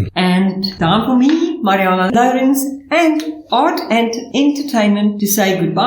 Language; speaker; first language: English; non-native, local second language; Afrikaans